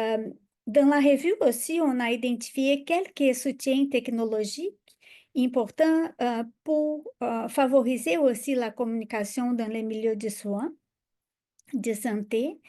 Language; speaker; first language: French; non-native, fluent; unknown